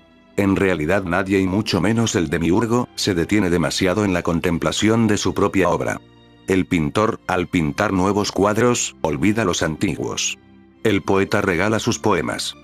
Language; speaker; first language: Spanish; native; Spanish